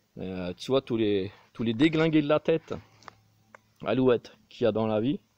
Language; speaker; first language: French; native; French